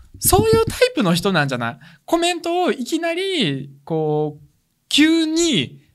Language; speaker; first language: Japanese; early bilingual, other home language; Russian